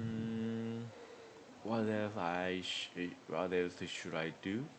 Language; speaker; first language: English; non-native, learner; Korean